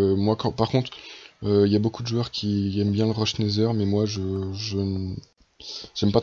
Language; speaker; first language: French; native; French